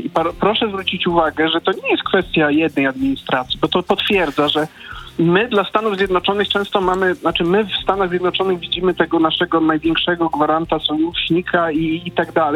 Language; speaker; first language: Polish; native; Polish